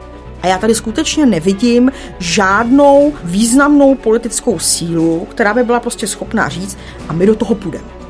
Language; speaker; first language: Czech; native; Czech